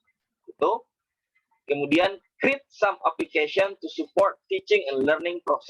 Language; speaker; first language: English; non-native, fluent; Indonesian